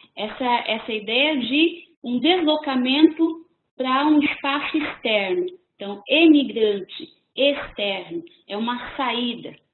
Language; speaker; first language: Portuguese; native; Portuguese